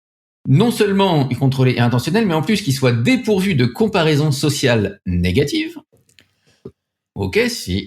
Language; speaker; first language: French; native; French